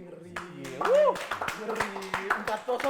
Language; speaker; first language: Indonesian; native; Indonesian